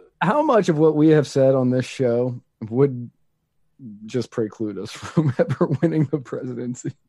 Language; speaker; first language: English; native; English